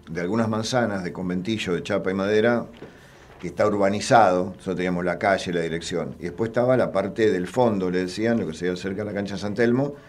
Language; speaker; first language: Spanish; native; Spanish